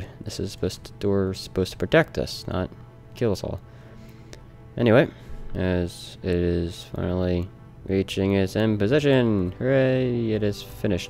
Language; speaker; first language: English; native; English